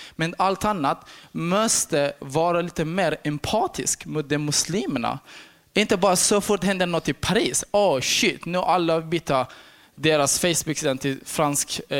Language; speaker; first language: Swedish; non-native, fluent; Persian